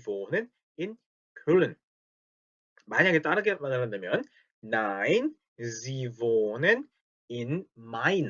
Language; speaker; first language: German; non-native, fluent; Korean